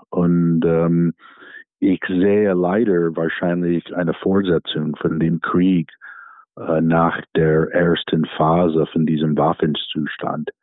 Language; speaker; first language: German; non-native, fluent; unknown